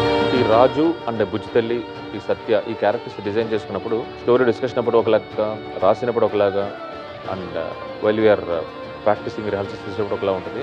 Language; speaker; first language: Telugu; native; Telugu